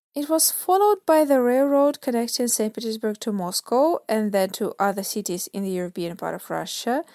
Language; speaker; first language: English; non-native, fluent; Russian